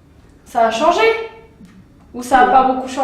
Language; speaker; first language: French; native; French